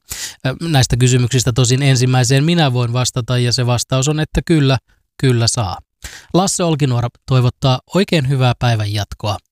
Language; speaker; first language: Finnish; native; Finnish